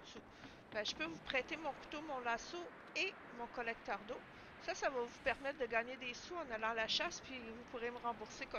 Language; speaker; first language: French; native; French